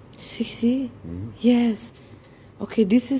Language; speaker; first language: English; non-native, fluent; Dutch